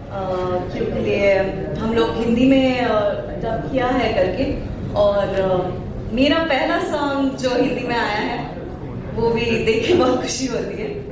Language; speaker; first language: Hindi; non-native, learner; Kannada